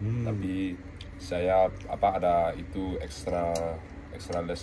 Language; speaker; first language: Indonesian; early bilingual, heritage; Dutch